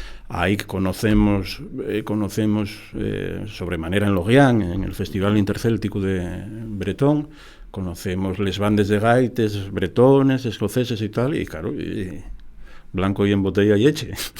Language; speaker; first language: Spanish; native; Spanish